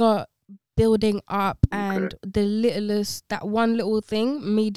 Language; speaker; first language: English; early bilingual, other home language; Konkani